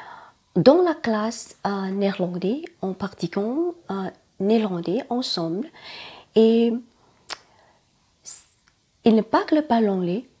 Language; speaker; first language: French; non-native, learner; Thai